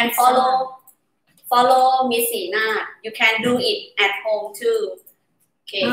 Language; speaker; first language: English; non-native, learner; Thai